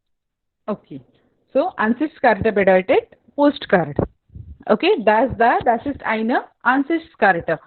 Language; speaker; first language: German; non-native, fluent; Hindi